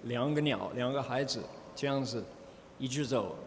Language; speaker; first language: Chinese; non-native, fluent; English